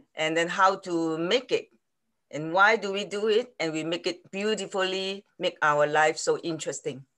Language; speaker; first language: English; non-native, fluent; Chinese